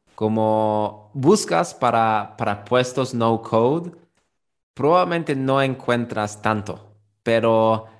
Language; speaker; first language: Spanish; non-native, fluent; German